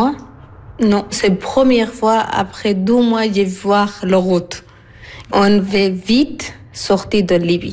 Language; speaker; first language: French; non-native, learner; Arabic